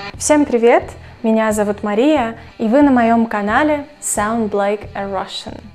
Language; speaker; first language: Russian; native; Russian